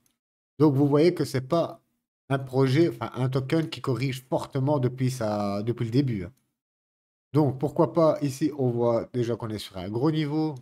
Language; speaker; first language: French; native; French